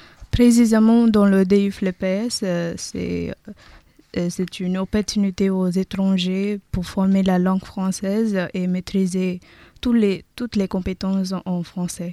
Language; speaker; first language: French; non-native, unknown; Tamil